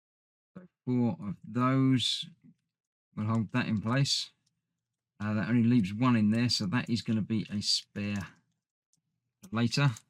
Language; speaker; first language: English; native; English